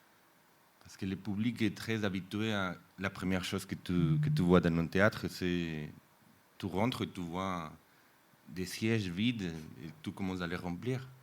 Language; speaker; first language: French; non-native, fluent; Spanish